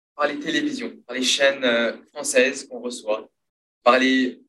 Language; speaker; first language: French; non-native, local second language; Morisyen